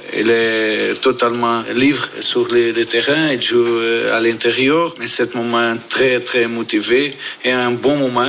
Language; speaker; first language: French; non-native, learner; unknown